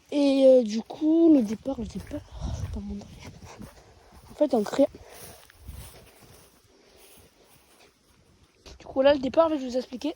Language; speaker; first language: French; native; French